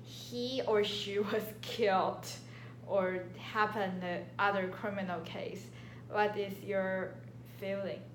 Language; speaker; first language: English; non-native, learner; Chinese